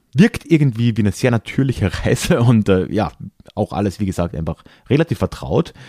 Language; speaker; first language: German; native; German